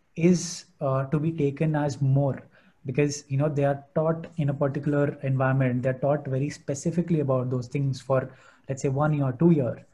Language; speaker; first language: English; non-native, local second language; Hindi